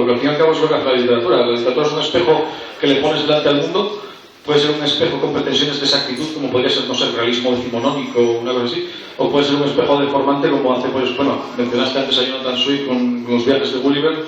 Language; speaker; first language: Spanish; native; Spanish